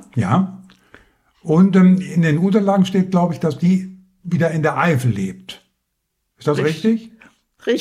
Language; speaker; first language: German; native; German